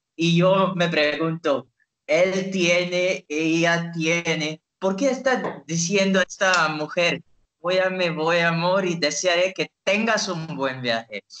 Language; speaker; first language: Spanish; non-native, fluent; Hindi